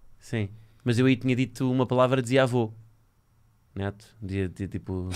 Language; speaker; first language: Portuguese; native; Portuguese